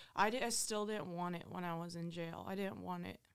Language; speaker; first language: English; native; English